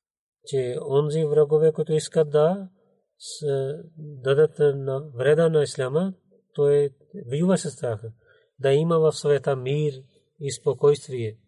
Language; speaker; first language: Bulgarian; non-native, fluent; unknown